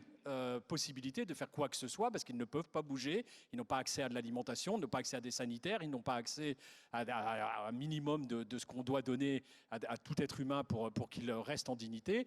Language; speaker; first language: French; native; French